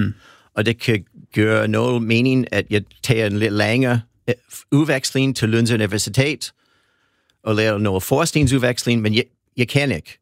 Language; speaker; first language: Danish; non-native, fluent; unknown